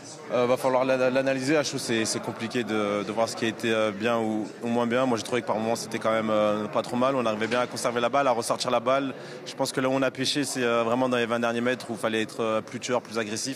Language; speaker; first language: French; native; French